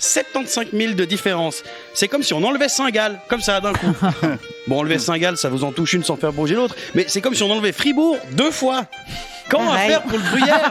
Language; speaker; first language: French; native; French